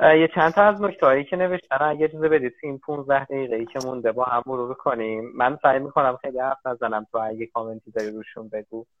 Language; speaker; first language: Persian; native; Persian